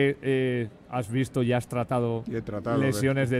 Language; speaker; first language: Spanish; native; Spanish